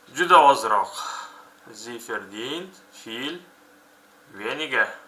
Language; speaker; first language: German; non-native, fluent; Uzbek